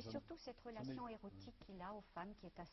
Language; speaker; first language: French; native; French